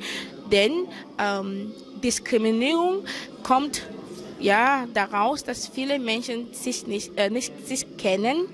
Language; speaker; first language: German; non-native, fluent; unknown